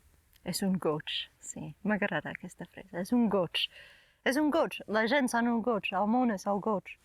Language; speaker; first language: Catalan; non-native, fluent; English